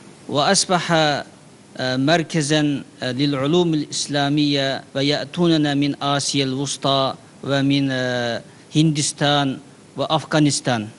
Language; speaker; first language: Arabic; non-native, learner; Uyghur